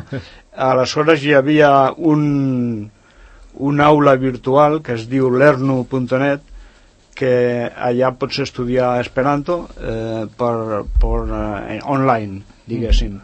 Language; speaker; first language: Catalan; non-native, local second language; Spanish